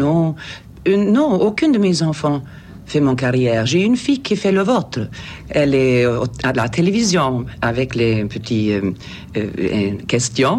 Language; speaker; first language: French; non-native, fluent; Swedish